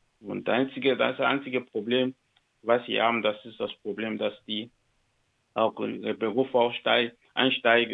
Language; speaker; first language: German; non-native, learner; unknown